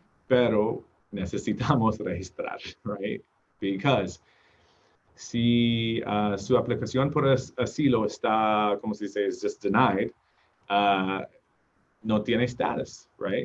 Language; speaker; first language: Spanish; non-native, learner; English